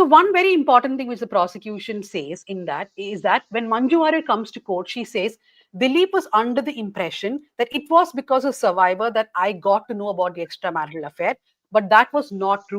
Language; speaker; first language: English; non-native, local second language; Malayalam